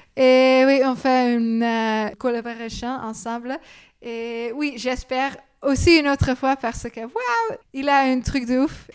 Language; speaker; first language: French; non-native, fluent; Dutch